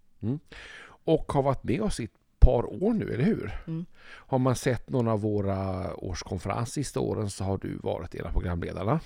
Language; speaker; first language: Swedish; native; Swedish